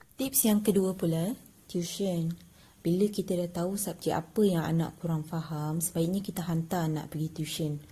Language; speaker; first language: Malay; native; Malay